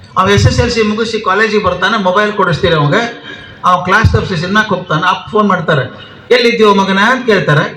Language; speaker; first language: Kannada; native; Kannada